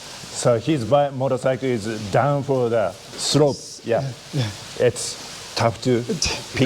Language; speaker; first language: English; non-native, learner; Japanese